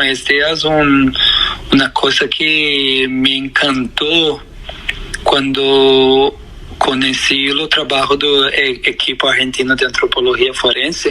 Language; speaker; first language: Spanish; non-native, fluent; Portuguese